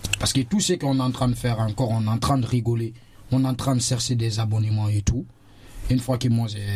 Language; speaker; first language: French; non-native, local second language; Susu